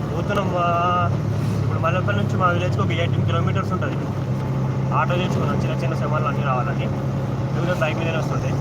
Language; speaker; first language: Telugu; non-native, local second language; Lambadi